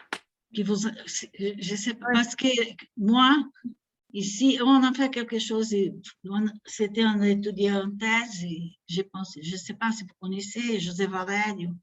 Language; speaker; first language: French; non-native, fluent; Portuguese